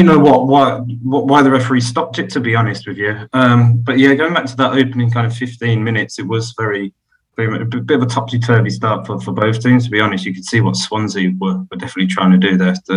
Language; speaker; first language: English; native; English